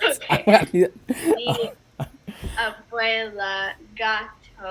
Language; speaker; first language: Spanish; non-native, learner; English